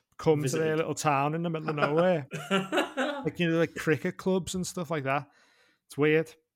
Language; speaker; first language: English; native; English